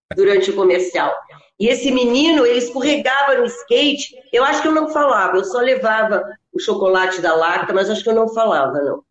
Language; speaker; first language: Portuguese; non-native, local second language; German